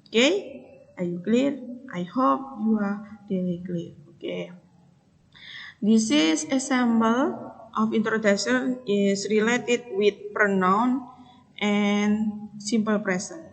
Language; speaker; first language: English; non-native, fluent; Indonesian